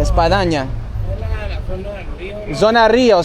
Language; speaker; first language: Spanish; early bilingual, heritage; English